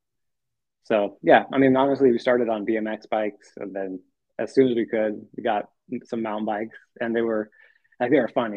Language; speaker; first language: English; native; English